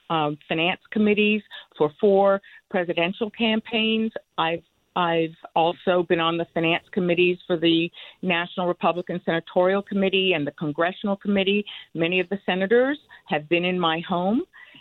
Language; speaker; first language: English; non-native, fluent; Spanish